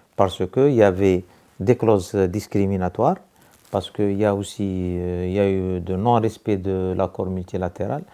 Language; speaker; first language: French; non-native, local second language; Arabic